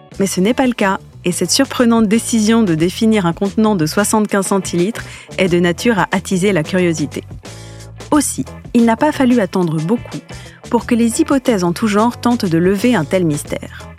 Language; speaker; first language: French; native; French